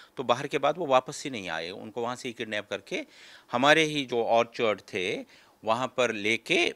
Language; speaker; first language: Hindi; non-native, local second language; Kashmiri